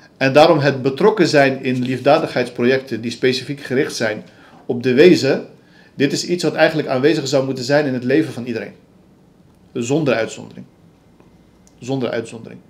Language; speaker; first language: Dutch; early bilingual, other home language; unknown